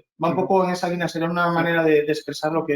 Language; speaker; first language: Spanish; native; Spanish